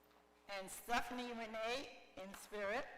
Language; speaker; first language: English; native; English